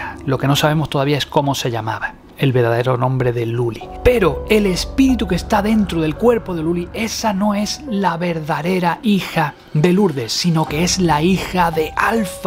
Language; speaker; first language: Spanish; native; Spanish